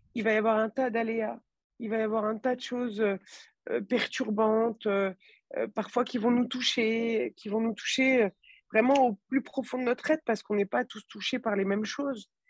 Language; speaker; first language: French; native; French